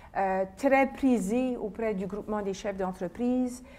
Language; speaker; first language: French; native; French